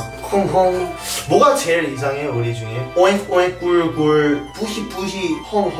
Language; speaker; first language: Korean; non-native, fluent; English